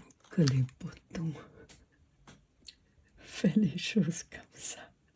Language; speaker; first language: French; non-native, learner; Chinese